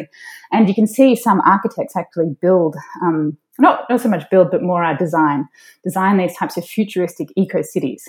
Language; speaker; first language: English; native; English